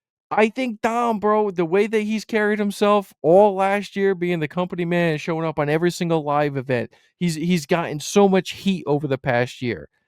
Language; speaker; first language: English; native; English